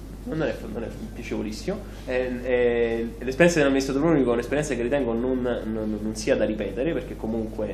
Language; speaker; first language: Italian; native; Italian